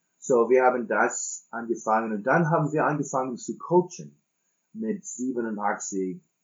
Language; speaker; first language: German; non-native, fluent; English